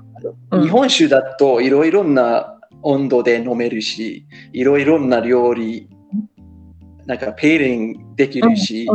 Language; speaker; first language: Japanese; non-native, fluent; English